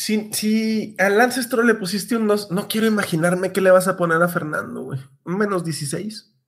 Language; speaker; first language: Spanish; native; Spanish